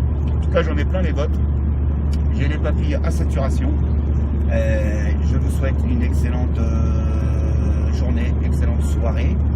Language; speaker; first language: French; native; French